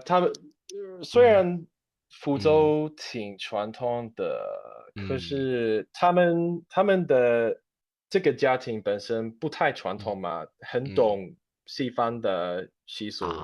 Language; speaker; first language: Chinese; non-native, fluent; English